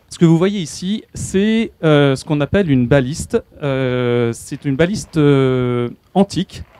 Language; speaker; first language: French; native; French